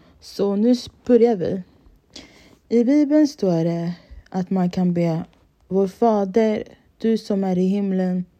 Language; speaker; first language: Swedish; early bilingual, other home language; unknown